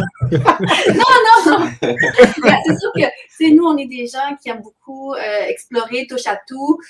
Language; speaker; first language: French; native; French